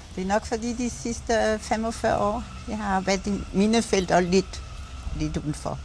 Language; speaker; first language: Danish; non-native, fluent; French